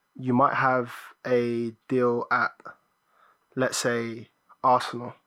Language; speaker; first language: English; early bilingual, other home language; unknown